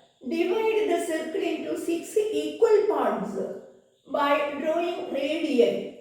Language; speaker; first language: English; non-native, local second language; Malayalam